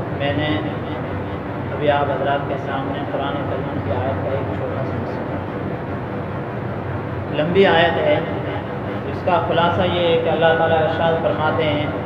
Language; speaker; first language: Urdu; native; Urdu